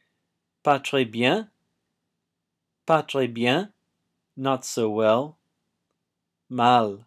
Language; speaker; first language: French; non-native, fluent; English